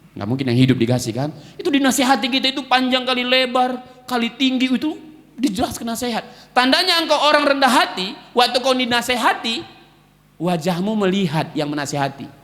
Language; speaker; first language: Indonesian; native; Indonesian